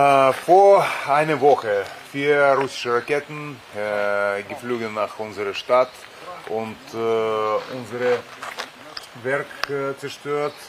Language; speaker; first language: German; non-native, fluent; Russian